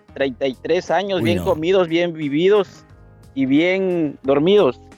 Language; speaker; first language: Spanish; native; Spanish